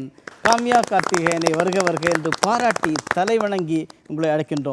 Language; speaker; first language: Tamil; native; Tamil